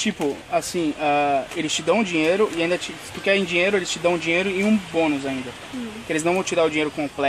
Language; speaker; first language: Portuguese; native; Portuguese